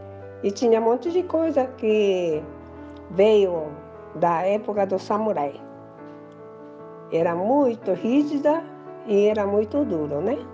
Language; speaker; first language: Portuguese; early bilingual, other home language; Japanese